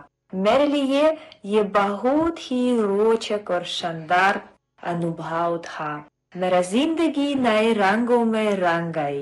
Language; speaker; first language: Hindi; non-native, fluent; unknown